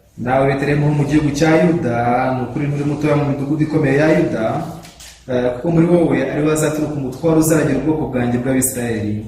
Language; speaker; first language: Kinyarwanda; native; Kinyarwanda